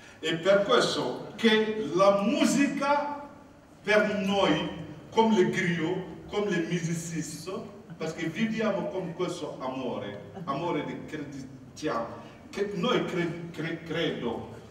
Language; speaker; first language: Italian; non-native, learner; Bambara